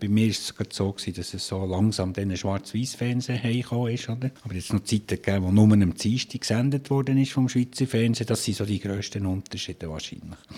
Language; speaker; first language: German; native; German